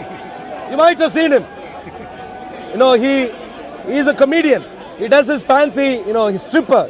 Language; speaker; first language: English; non-native, fluent; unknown